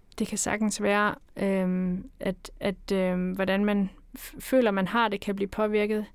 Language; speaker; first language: Danish; native; Danish